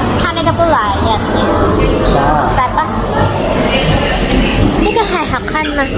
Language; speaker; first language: Chinese; non-native, learner; Thai